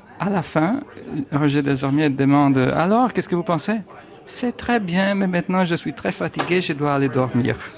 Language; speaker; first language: French; non-native, fluent; Italian